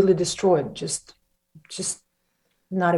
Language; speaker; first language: English; non-native, fluent; Russian